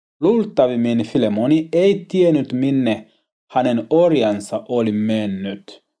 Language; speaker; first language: Finnish; non-native, learner; Swahili